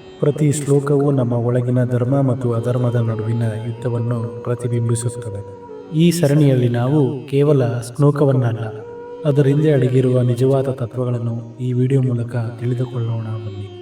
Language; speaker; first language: Kannada; native; Kannada